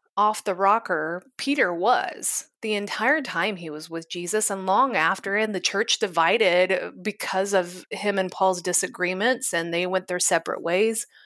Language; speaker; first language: English; native; English